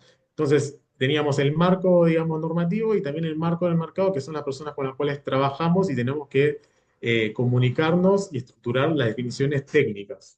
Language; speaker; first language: Spanish; native; Spanish